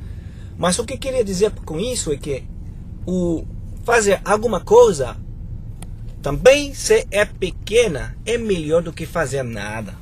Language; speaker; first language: Portuguese; non-native, fluent; Spanish